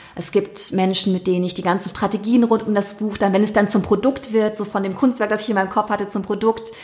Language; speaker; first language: German; native; German